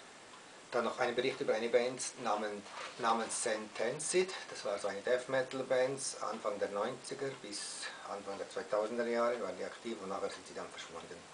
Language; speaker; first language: German; native; German